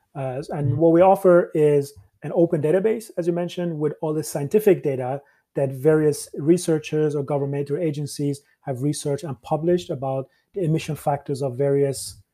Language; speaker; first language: English; early bilingual, other home language; Persian